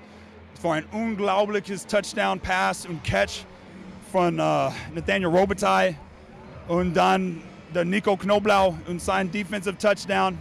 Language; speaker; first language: German; non-native, fluent; English